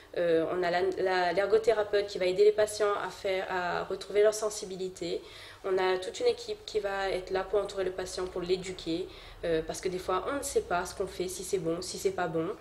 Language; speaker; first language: French; non-native, local second language; Morisyen